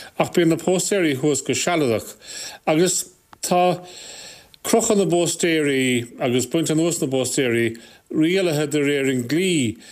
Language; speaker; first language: Irish; native; Irish